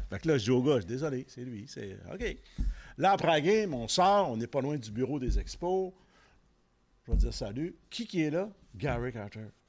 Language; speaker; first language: French; native; French